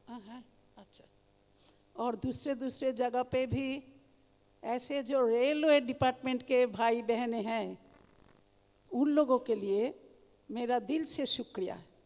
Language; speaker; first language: Hindi; non-native, local second language; Bangla